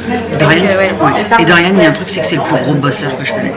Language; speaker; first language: French; native; French